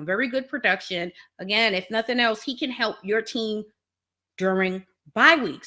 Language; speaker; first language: English; native; English